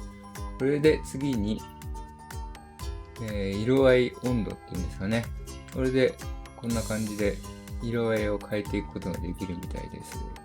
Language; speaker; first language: Japanese; native; Japanese